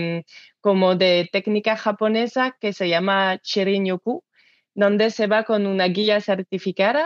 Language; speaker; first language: Spanish; non-native, learner; French